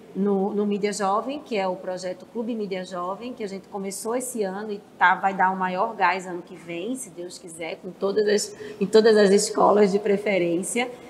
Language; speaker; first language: Portuguese; native; Portuguese